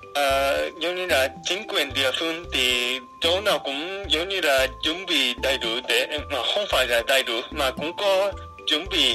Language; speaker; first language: Vietnamese; non-native, fluent; Japanese